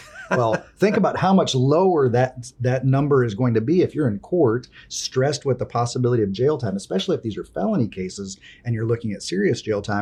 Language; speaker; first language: English; early bilingual, other home language; Spanish